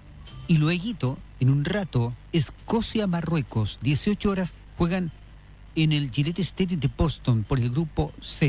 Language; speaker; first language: Spanish; native; Spanish